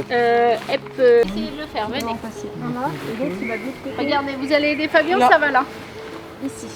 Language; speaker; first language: French; native; French